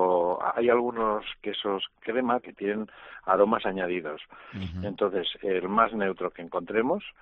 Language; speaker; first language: Spanish; native; Spanish